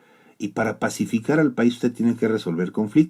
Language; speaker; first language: Spanish; native; Spanish